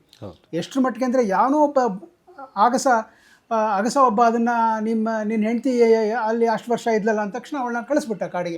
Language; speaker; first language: Kannada; native; Kannada